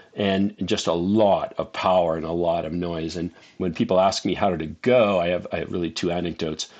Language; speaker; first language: English; native; English